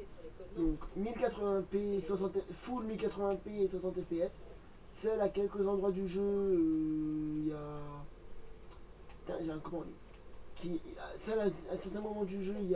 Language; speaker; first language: French; native; French